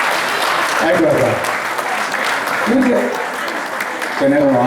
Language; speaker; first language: Italian; native; Italian